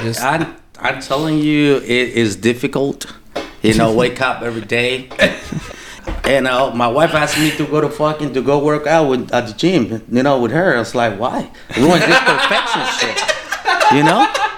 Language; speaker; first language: English; non-native, fluent; Spanish